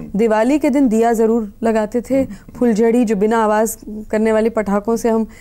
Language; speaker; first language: Hindi; native; Hindi